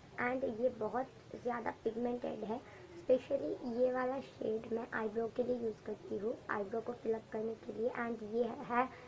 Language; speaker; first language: Hindi; non-native, local second language; Bangla